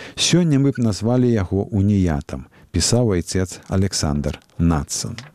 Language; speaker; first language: Belarusian; native; Belarusian